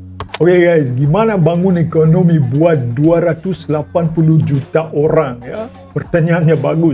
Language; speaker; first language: Indonesian; non-native, fluent; Russian